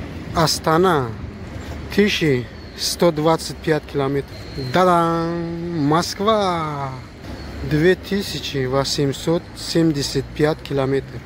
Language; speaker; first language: Russian; non-native, local second language; Tajik